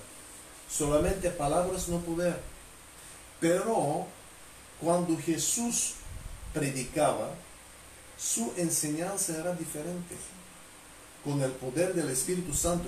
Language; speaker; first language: Spanish; non-native, fluent; Bulgarian